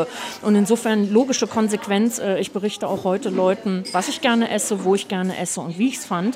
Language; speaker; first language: German; native; German